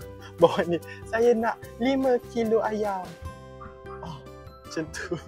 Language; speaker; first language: Malay; native; Malay